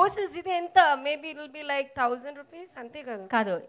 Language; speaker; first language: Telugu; non-native, learner; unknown